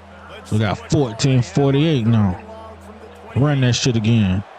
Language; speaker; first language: English; native; English